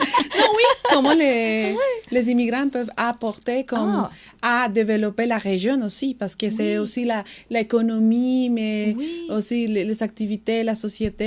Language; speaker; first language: French; non-native, fluent; Spanish